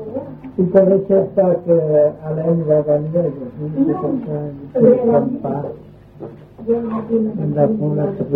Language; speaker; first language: French; non-native, learner; Vietnamese